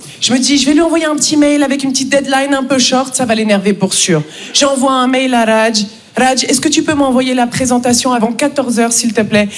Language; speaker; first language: French; native; French